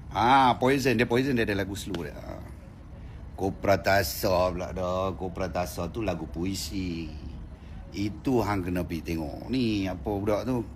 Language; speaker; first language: Malay; native; Malay